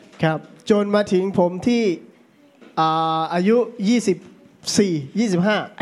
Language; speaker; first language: Thai; native; Thai